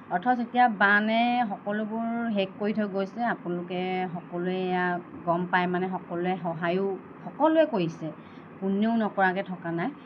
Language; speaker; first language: Assamese; non-native, local second language; Mising